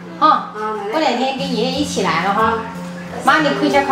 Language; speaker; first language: Chinese; native; Chinese